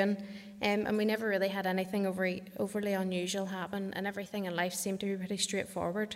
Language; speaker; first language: English; native; English